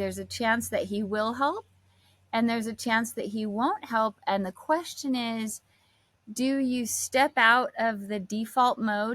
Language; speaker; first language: English; native; English